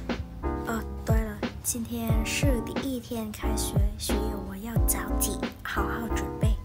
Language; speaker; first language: Chinese; non-native, learner; Vietnamese